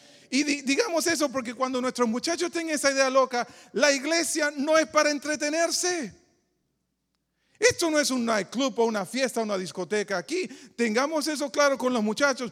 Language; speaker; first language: Spanish; native; Spanish